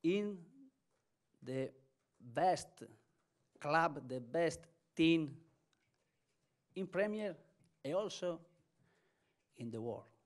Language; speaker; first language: English; non-native, learner; Spanish